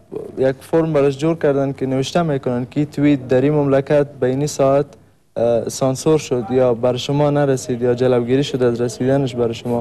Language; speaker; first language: Persian; native; Persian